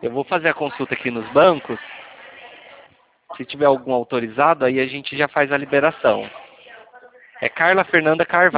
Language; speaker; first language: Portuguese; native; Portuguese